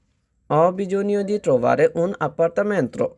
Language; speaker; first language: Italian; non-native, fluent; Bangla